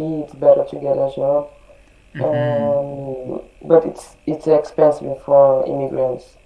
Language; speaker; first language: English; non-native, learner; Portuguese